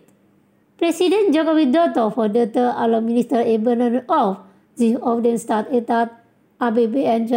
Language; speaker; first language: German; non-native, fluent; Indonesian